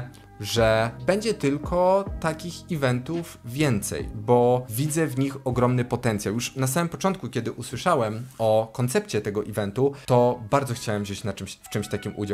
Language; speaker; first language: Polish; native; Polish